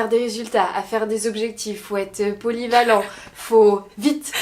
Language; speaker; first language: French; native; French